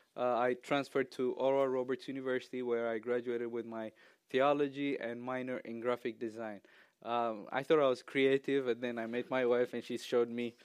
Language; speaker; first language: English; non-native, fluent; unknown